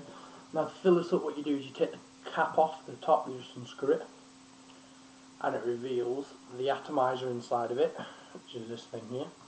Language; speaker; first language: English; native; English